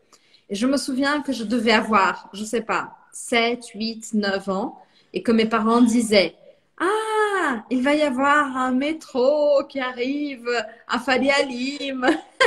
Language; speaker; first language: French; non-native, fluent; Portuguese